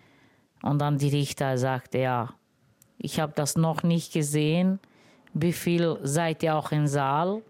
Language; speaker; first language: German; non-native, learner; Romany